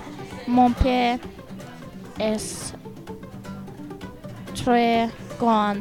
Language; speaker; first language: French; non-native, learner; English